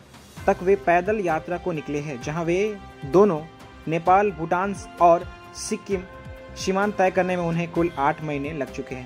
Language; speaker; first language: Hindi; native; Hindi